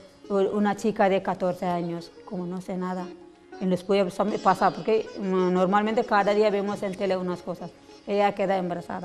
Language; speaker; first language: Spanish; non-native, learner; Telugu